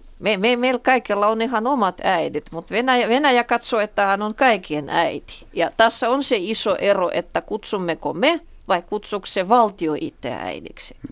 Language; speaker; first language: Finnish; non-native, fluent; Russian